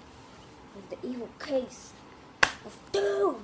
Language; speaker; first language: English; native; English